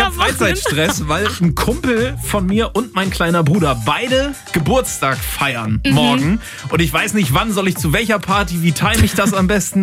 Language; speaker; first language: German; native; German